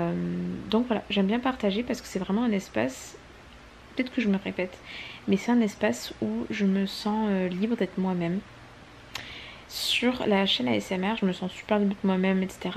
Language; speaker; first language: French; native; French